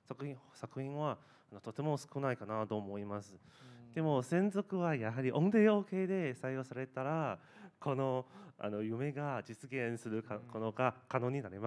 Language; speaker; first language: Japanese; non-native, learner; Chinese